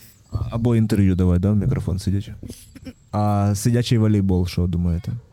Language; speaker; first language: Ukrainian; native; Ukrainian